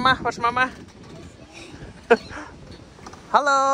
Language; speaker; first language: Dutch; native; Dutch